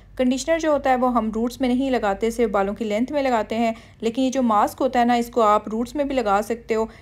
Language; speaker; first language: Urdu; native; Urdu